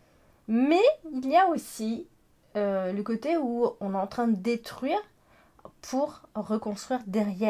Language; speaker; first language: French; native; French